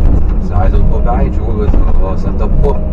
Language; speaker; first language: French; native; French